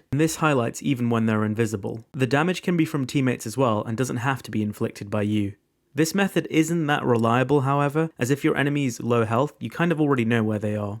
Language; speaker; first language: English; native; English